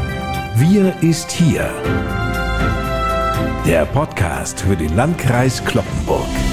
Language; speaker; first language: German; native; German